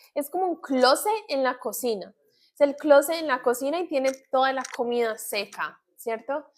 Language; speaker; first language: Spanish; non-native, fluent; English